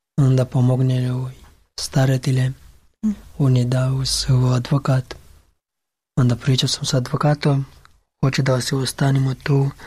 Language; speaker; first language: Serbian; non-native, learner; Pashto